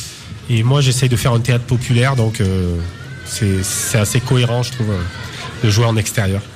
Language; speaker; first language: French; native; French